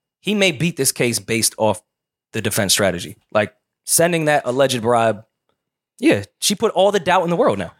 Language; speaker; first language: English; native; English